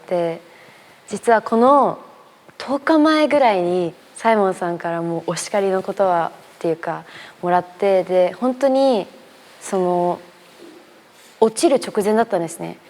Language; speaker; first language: Japanese; native; Japanese